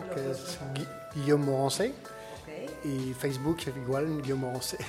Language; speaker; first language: Spanish; non-native, fluent; French